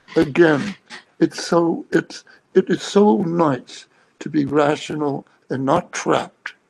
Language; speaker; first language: English; native; English